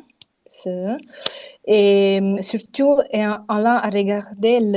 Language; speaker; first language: French; non-native, fluent; Italian